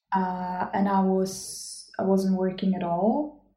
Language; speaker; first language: English; non-native, fluent; German